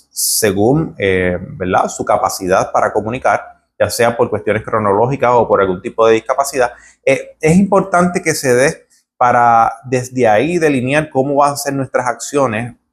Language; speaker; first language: Spanish; native; Spanish